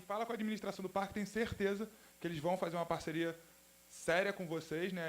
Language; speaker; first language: Portuguese; native; Portuguese